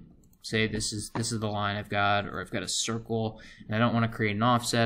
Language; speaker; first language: English; native; English